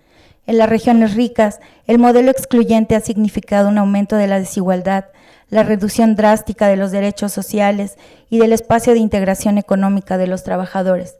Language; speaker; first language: Spanish; native; Spanish